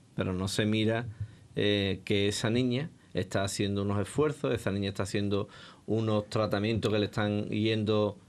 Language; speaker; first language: Spanish; native; Spanish